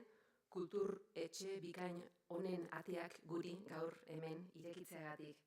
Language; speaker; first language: Basque; native; Basque